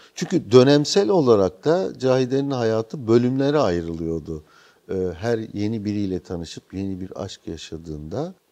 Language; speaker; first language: Turkish; native; Turkish